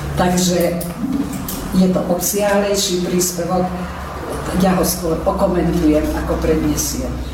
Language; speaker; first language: Slovak; early bilingual, heritage; Slovak